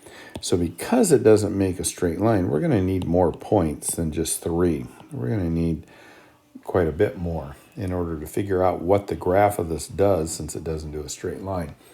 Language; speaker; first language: English; native; English